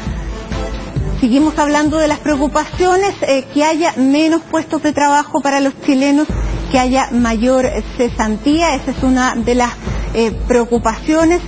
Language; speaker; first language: Spanish; native; Spanish